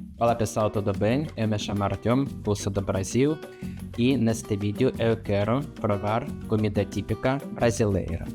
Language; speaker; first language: Portuguese; non-native, fluent; Russian